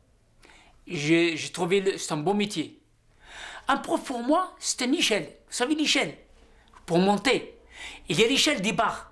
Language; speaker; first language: French; non-native, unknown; Riffian